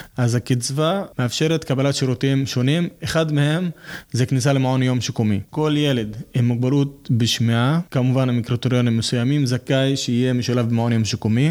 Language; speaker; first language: Hebrew; non-native, local second language; Arabic